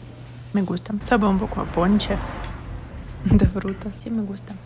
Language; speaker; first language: Spanish; non-native, fluent; Russian